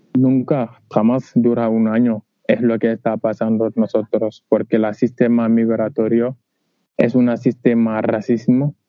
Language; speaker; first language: Spanish; non-native, learner; Wolof